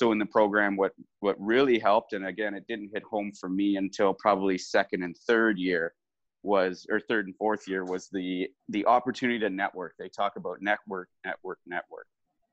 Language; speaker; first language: English; native; English